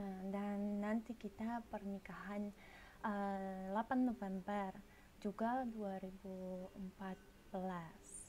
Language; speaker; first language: Indonesian; non-native, learner; Polish